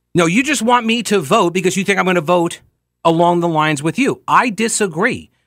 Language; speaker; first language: English; native; English